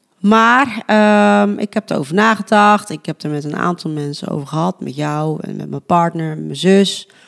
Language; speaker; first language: Dutch; early bilingual, other home language; Spanish